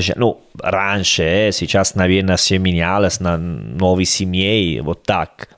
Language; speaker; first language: Russian; non-native, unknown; Italian